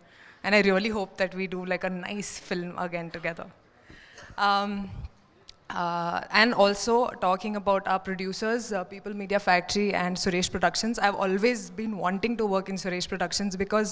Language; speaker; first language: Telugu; non-native, learner; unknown